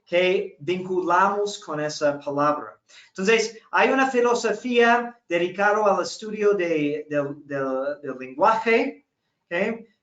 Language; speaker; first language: Spanish; non-native, fluent; English